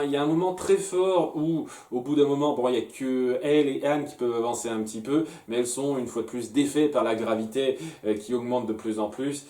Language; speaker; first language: French; native; French